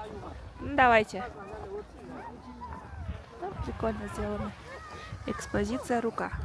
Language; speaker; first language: Russian; non-native, local second language; Kazakh